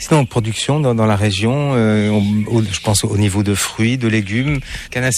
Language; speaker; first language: French; native; French